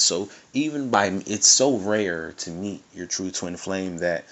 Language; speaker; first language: English; native; English